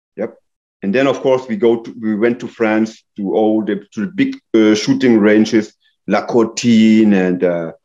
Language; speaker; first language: English; non-native, fluent; German